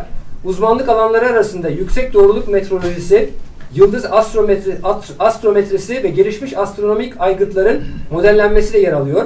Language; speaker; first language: Turkish; native; Turkish